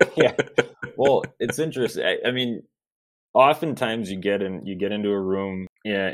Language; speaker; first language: English; native; English